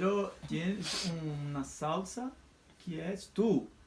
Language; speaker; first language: Spanish; non-native, learner; Portuguese